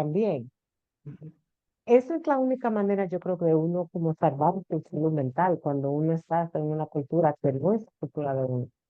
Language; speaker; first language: Spanish; early bilingual, heritage; Spanish